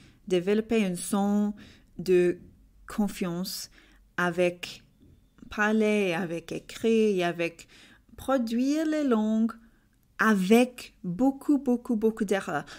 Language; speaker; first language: French; non-native, learner; English